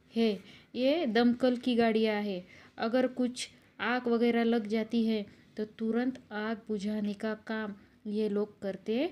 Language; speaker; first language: Hindi; non-native, local second language; Marathi